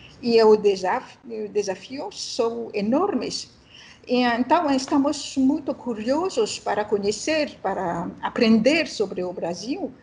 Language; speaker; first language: Portuguese; non-native, learner; French